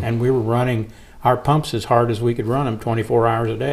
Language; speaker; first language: English; native; English